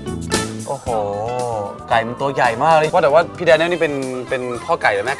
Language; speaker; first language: Thai; native; Thai